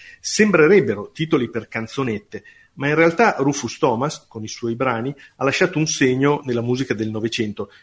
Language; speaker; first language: Italian; native; Italian